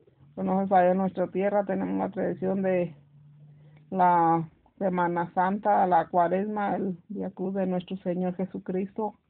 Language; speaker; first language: Spanish; native; Spanish